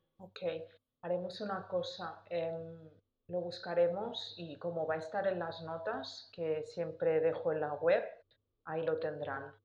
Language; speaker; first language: Spanish; native; Spanish